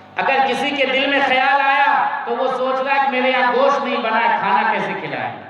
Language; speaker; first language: Urdu; native; Urdu